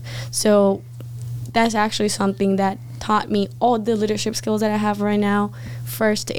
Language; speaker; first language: English; non-native, fluent; Spanish